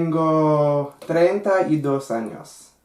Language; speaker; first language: Spanish; non-native, learner; English